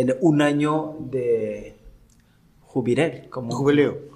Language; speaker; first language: Spanish; non-native, learner; Rundi